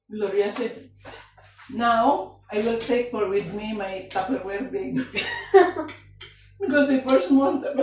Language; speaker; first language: English; non-native, learner; Filipino